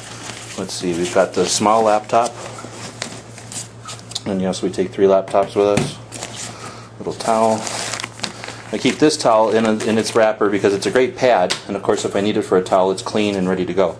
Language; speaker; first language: English; native; English